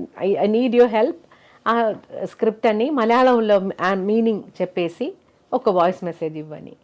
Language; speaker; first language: Telugu; non-native, local second language; Malayalam